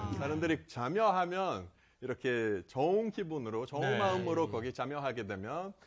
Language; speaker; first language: Korean; non-native, fluent; Portuguese